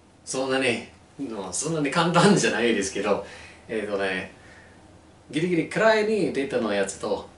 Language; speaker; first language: Japanese; non-native, learner; English